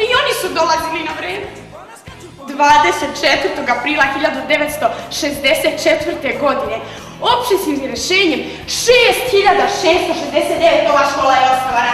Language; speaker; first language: Bosnian; native; Bosnian